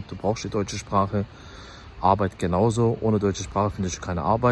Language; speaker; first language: German; early bilingual, other home language; Turkish